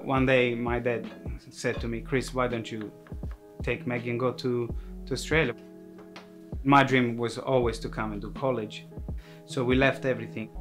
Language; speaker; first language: English; non-native, fluent; Italian